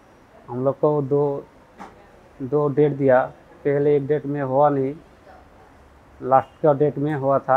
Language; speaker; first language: Hindi; non-native, local second language; Bangla